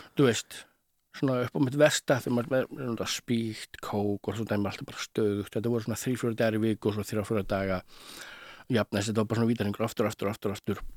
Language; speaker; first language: Icelandic; early bilingual, heritage; Icelandic